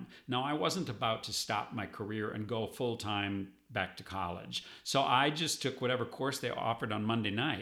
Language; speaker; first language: English; native; English